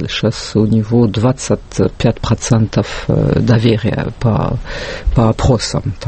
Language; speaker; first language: Russian; non-native, fluent; French